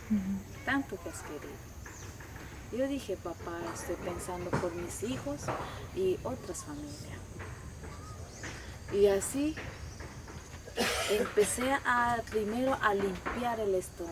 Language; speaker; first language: Spanish; non-native, local second language; Shipibo-Conibo